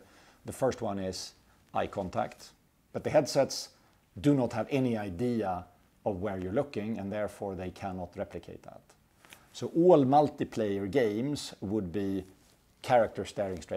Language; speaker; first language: English; non-native, fluent; Swedish